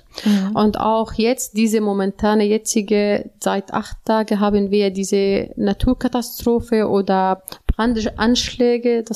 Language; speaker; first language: German; non-native, learner; Arabic